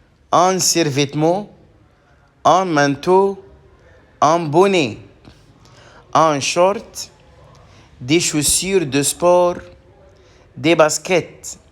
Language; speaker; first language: French; non-native, fluent; Arabic